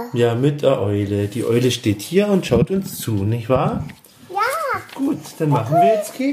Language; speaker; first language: German; native; German